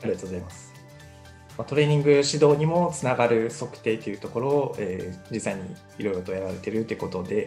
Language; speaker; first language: Japanese; native; Japanese